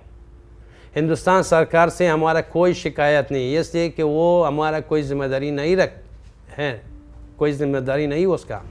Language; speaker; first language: Hindi; non-native, fluent; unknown